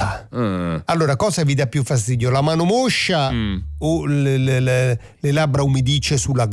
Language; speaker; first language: Italian; native; Italian